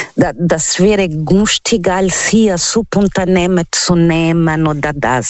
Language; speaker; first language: German; non-native, learner; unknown